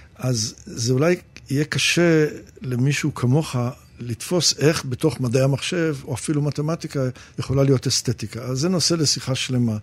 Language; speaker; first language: Hebrew; early bilingual, other home language; English